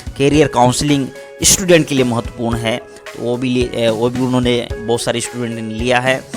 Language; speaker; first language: Hindi; native; Hindi